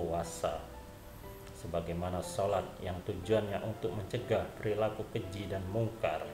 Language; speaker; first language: Indonesian; native; Indonesian